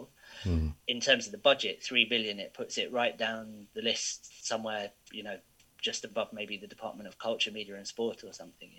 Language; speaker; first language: English; native; English